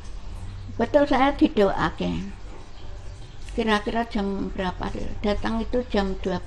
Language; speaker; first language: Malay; non-native, local second language; Javanese